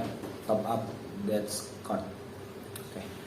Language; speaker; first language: English; non-native, learner; Indonesian